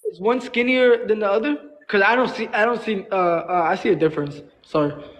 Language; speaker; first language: English; early bilingual, other home language; Spanish